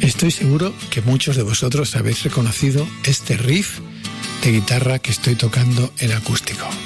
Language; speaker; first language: Spanish; native; Spanish